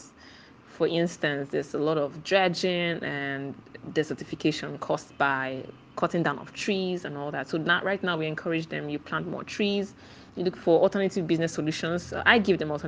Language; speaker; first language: English; non-native, local second language; Igbo